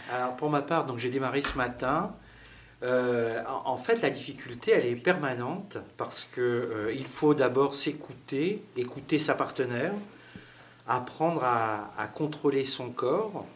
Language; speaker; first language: French; native; French